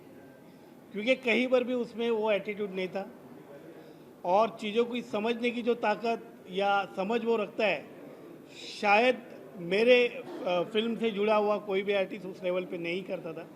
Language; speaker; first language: Hindi; native; Hindi